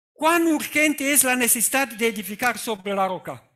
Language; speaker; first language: Spanish; non-native, fluent; Romanian